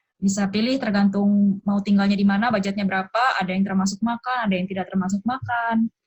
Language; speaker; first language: Indonesian; early bilingual, other home language; Japanese